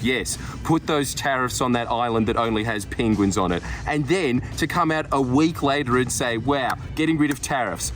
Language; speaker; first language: English; native; English